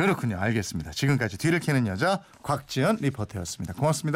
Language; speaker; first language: Korean; native; Korean